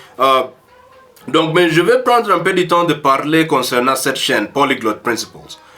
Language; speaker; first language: French; early bilingual, heritage; French